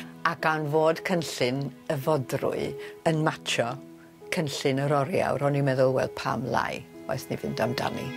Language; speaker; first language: Welsh; native; Welsh